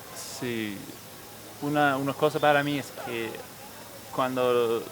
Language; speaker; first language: Spanish; non-native, fluent; English